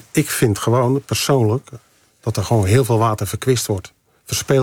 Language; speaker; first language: Dutch; native; Dutch